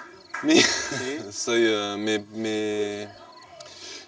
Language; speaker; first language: Spanish; non-native, learner; French